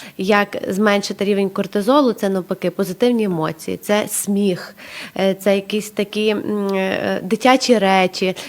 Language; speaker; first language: Ukrainian; native; Ukrainian